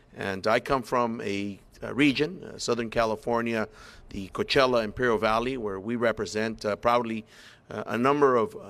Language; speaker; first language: English; early bilingual, other home language; Spanish